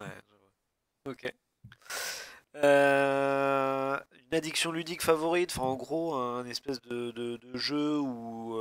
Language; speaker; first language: French; native; French